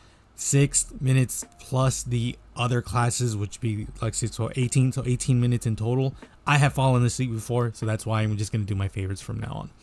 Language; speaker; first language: English; native; English